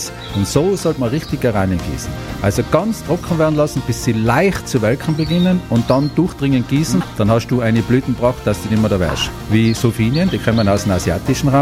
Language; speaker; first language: German; native; German